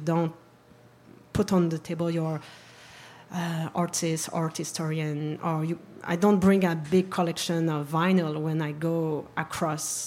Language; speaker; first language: English; non-native, learner; French